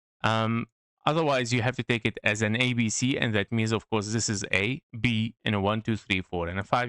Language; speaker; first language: English; non-native, fluent; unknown